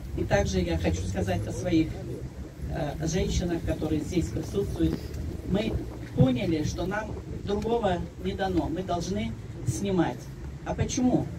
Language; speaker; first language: Russian; non-native, local second language; Chechen